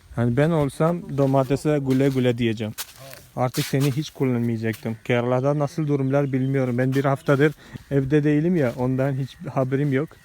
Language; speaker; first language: Turkish; non-native, fluent; Malayalam